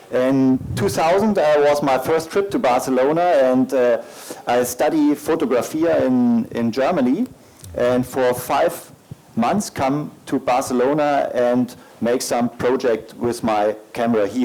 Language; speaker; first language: English; non-native, learner; German